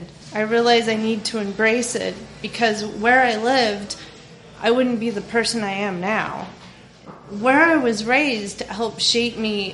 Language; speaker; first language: English; native; English